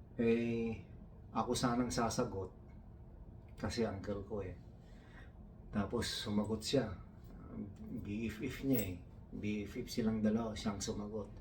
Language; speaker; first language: Filipino; non-native, local second language; Iloko